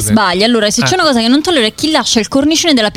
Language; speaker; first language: Italian; native; Italian